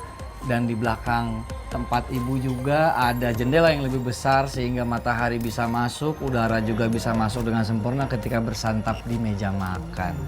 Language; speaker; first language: Indonesian; native; Indonesian